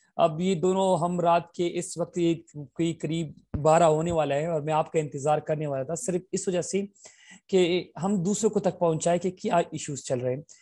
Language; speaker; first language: Urdu; non-native, local second language; Pashto